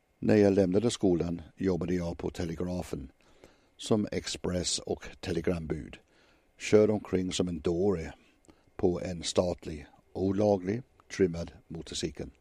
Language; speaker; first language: Swedish; non-native, fluent; English